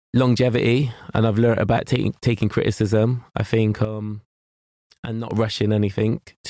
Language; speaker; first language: English; native; English